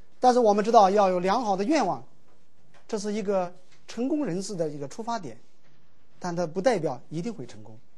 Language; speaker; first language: Chinese; native; Chinese